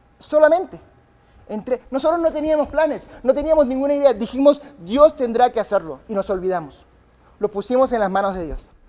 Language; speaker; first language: Spanish; early bilingual, other home language; English